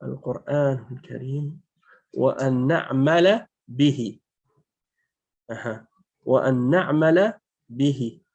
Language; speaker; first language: Arabic; non-native, fluent; French